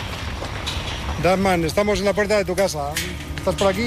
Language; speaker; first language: Spanish; native; Spanish